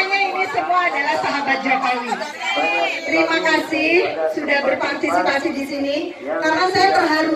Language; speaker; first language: Indonesian; native; Indonesian